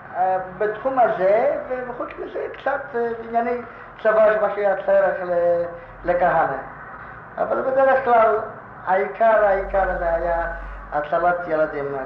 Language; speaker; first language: Hebrew; non-native, fluent; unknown